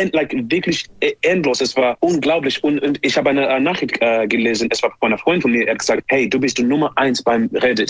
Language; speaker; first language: German; non-native, learner; English